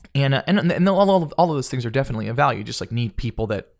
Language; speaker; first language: English; native; English